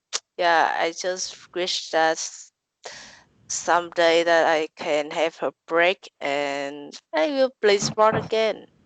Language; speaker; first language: English; non-native, learner; Vietnamese